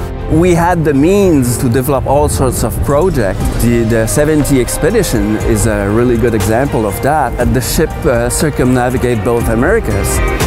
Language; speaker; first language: English; non-native, fluent; French